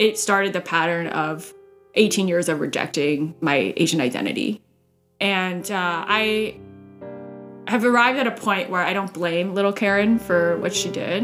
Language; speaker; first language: English; early bilingual, other home language; Cantonese